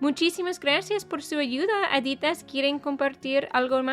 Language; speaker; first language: Spanish; non-native, fluent; English